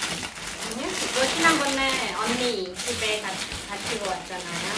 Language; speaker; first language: Korean; non-native, fluent; Khmer